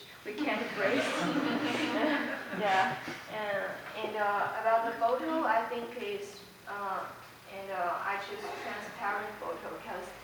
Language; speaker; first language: English; non-native, fluent; Chinese